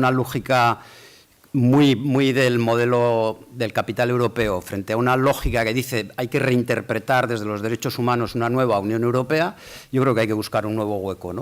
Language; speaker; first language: Spanish; native; Spanish